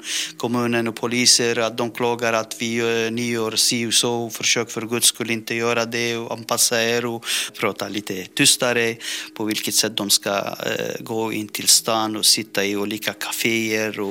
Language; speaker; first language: Swedish; non-native, fluent; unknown